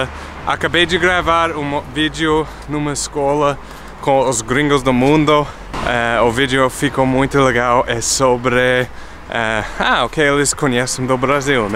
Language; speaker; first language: Portuguese; non-native, fluent; English